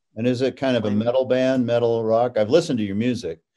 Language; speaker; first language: English; native; English